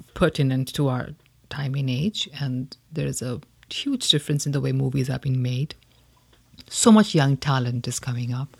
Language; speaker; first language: English; non-native, local second language; Hindi